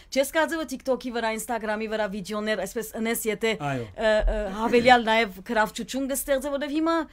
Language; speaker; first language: Armenian; early bilingual, heritage; Armenian